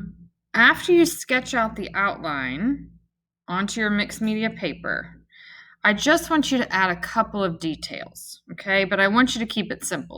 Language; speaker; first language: English; native; English